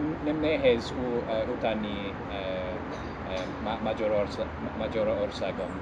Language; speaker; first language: Hungarian; non-native, learner; English